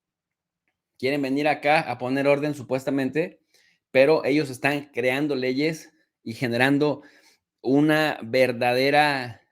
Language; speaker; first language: Spanish; native; Spanish